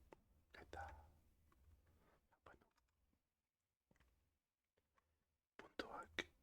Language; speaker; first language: Basque; non-native, learner; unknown